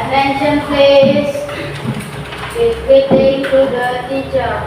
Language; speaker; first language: English; non-native, learner; Indonesian